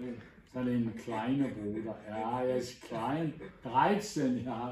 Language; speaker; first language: German; non-native, fluent; Danish